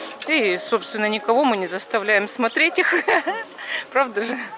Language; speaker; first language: Russian; native; Russian